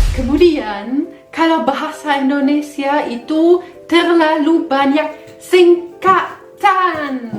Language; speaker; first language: Indonesian; non-native, fluent; German